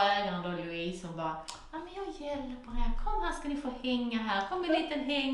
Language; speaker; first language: Swedish; native; Swedish